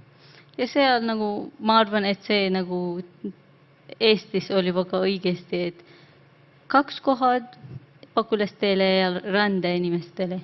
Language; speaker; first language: Estonian; non-native, learner; Arabic